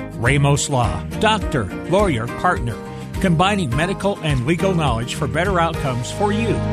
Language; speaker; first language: English; native; English